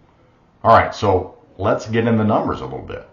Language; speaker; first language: English; native; English